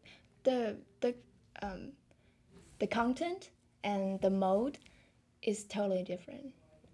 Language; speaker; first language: English; non-native, fluent; Chinese